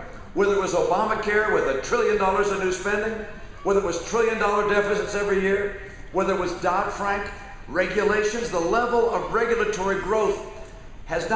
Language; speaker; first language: English; native; English